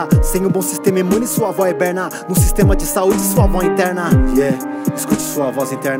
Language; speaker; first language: Portuguese; native; Portuguese